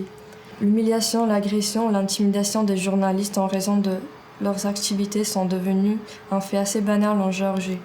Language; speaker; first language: French; early bilingual, other home language; Georgian